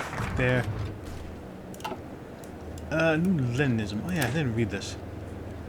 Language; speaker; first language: English; native; English